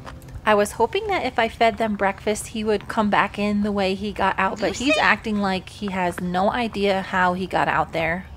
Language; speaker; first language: English; native; English